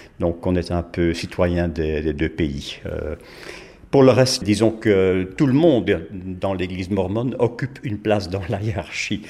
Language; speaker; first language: French; non-native, local second language; Dutch